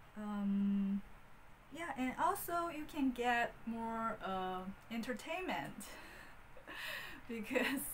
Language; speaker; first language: English; non-native, fluent; Chinese